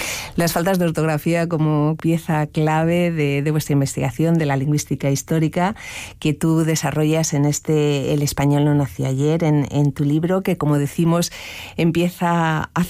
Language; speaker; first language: Spanish; native; Spanish